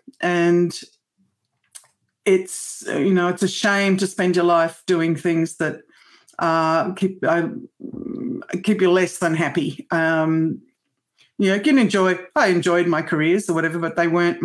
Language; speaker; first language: English; native; English